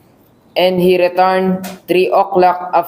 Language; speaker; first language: English; non-native, learner; Filipino